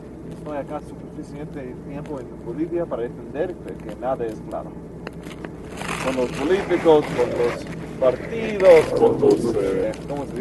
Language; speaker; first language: Spanish; non-native, learner; English